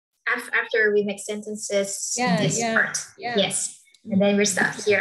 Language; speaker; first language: English; non-native, fluent; Vietnamese